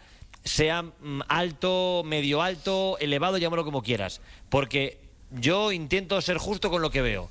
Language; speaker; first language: Spanish; native; Spanish